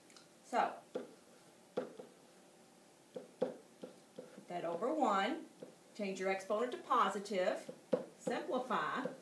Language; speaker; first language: English; native; English